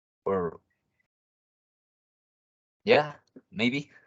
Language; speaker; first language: English; non-native, learner; Spanish